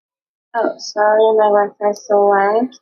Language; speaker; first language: English; non-native, learner; Vietnamese